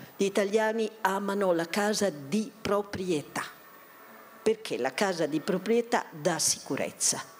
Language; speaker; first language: Italian; native; Italian